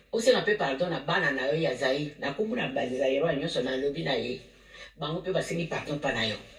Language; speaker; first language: Lingala; non-native, local second language; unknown